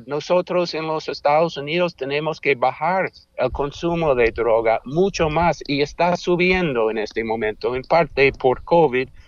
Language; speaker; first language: Spanish; non-native, fluent; English